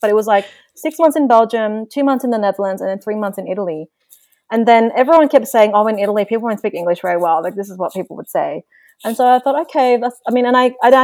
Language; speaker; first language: English; non-native, local second language; Vietnamese